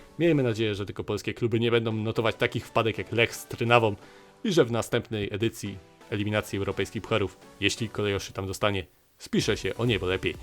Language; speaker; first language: Polish; native; Polish